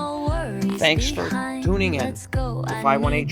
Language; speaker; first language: English; native; English